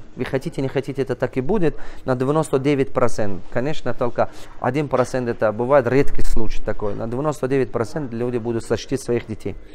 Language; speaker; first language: Russian; non-native, local second language; Tajik